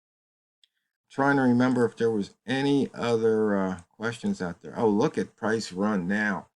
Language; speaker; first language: English; native; English